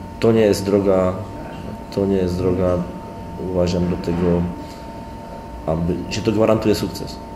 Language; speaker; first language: Polish; non-native, learner; Slovak